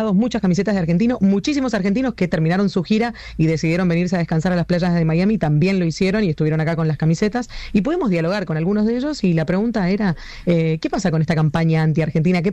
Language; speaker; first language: Spanish; native; Spanish